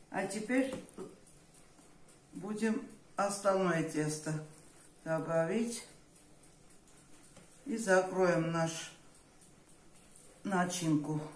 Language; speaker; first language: Russian; non-native, fluent; Armenian